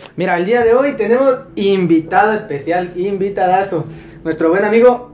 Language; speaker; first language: Spanish; native; Spanish